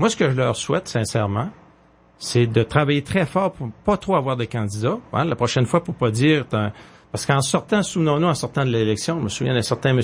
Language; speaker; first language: French; native; French